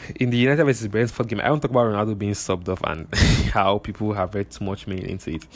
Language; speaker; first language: English; non-native, local second language; Igbo